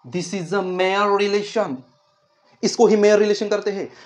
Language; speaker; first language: Hindi; non-native, local second language; Marathi